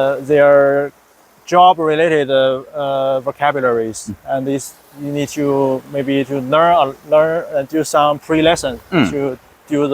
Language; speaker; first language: English; non-native, fluent; Chinese